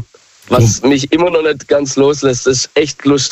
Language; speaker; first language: German; native; German